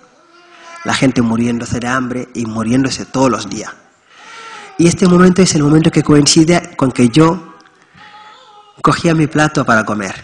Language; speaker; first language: Spanish; non-native, fluent; Wolof